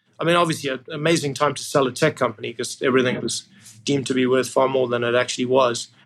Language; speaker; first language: English; native; English